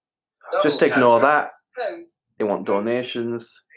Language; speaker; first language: English; native; English